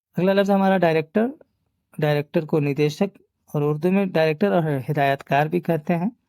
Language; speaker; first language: Urdu; native; Urdu